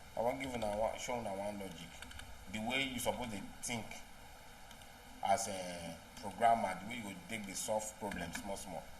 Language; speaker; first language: Nigerian Pidgin; non-native, local second language; Yoruba